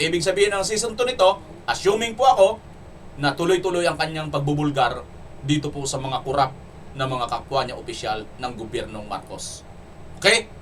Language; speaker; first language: Filipino; native; Filipino